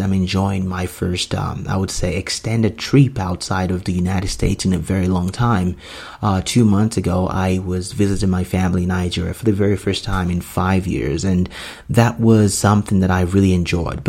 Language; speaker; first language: English; non-native, local second language; Yoruba